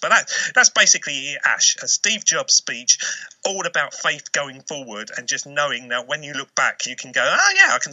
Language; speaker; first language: English; native; English